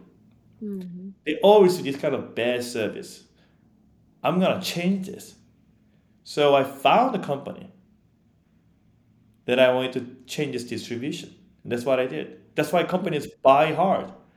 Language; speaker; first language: English; non-native, fluent; Korean